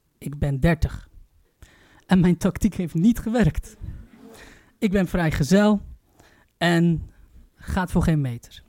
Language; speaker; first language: Dutch; early bilingual, other home language; Turkish